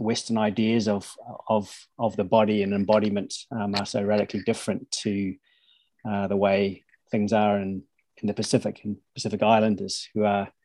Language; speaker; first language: English; native; English